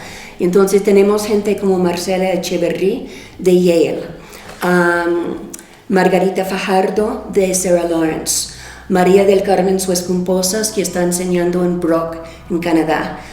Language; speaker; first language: Spanish; non-native, fluent; English